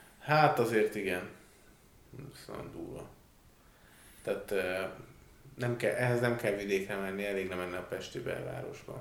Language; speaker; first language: Hungarian; native; Hungarian